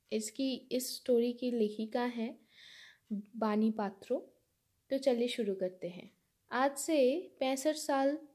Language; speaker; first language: Hindi; non-native, local second language; Bangla